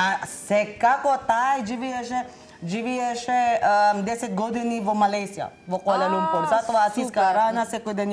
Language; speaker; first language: Macedonian; non-native, learner; Filipino